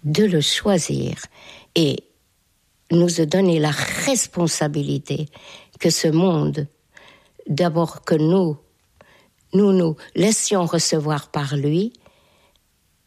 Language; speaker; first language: French; non-native, fluent; Hungarian